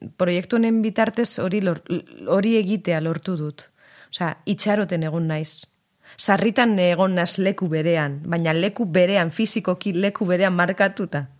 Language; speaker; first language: Basque; native; Basque